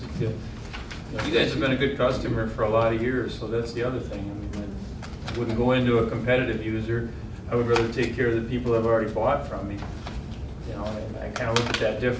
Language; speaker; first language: English; native; English